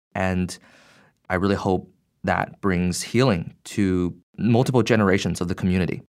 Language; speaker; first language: English; non-native, fluent; Chinese